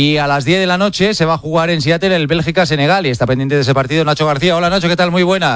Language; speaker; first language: Spanish; native; Spanish